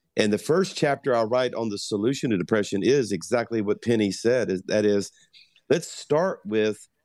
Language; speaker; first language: English; native; English